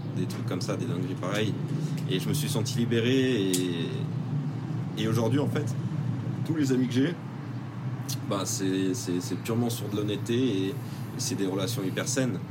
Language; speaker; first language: French; native; French